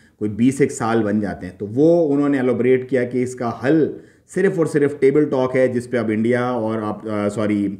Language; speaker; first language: Urdu; native; Urdu